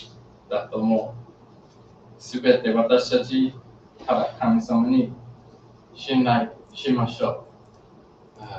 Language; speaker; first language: Japanese; non-native, fluent; English